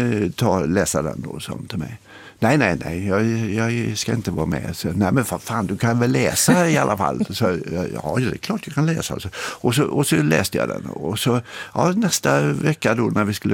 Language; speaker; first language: Swedish; native; Swedish